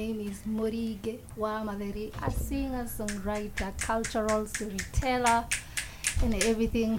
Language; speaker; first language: English; non-native, local second language; Kikuyu